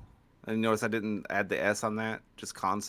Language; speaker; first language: English; native; English